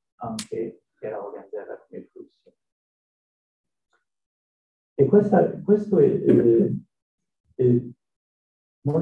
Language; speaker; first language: Italian; non-native, learner; French